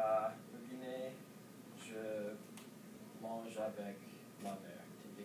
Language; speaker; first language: French; non-native, learner; English